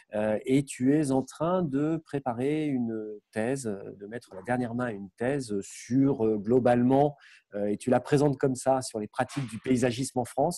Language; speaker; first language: French; native; French